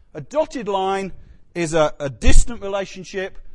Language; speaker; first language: English; native; English